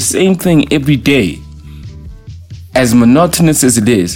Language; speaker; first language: English; non-native, local second language; Zulu